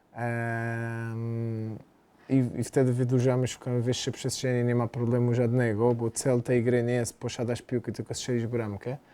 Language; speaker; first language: Polish; non-native, fluent; Portuguese